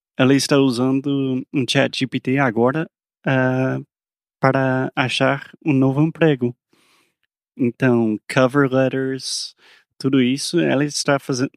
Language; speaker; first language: Portuguese; non-native, fluent; English